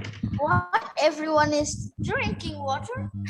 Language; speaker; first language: English; non-native, learner; Indonesian